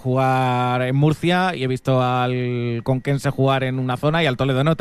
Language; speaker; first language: Spanish; native; Spanish